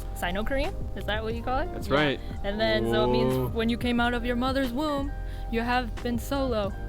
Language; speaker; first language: English; native; English